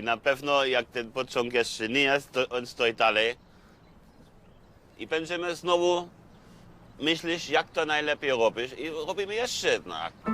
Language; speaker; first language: Polish; non-native, fluent; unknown